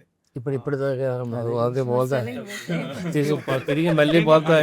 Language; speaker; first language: Telugu; native; Telugu